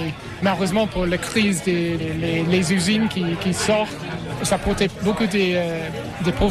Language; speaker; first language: French; non-native, learner; English